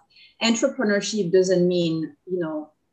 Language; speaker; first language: English; non-native, fluent; French